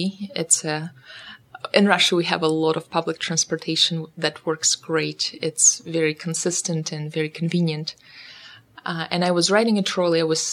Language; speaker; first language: English; non-native, fluent; Russian